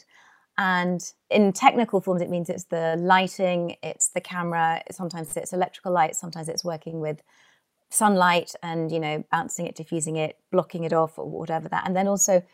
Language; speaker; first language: English; native; English